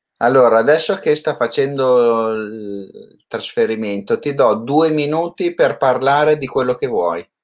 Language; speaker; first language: Italian; native; Italian